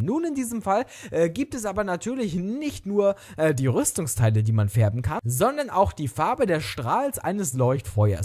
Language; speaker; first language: German; native; German